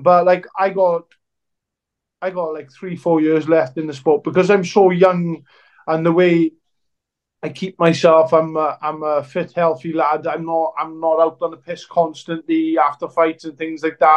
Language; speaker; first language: English; native; English